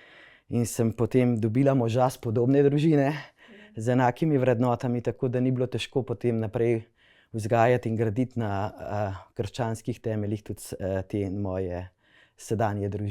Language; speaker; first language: Slovenian; native; Slovenian